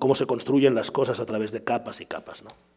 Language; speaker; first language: Spanish; native; Spanish